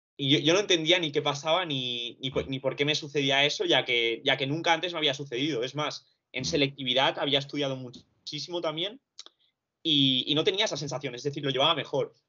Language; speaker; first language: Spanish; early bilingual, other home language; Romanian